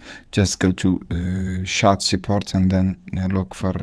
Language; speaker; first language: English; non-native, fluent; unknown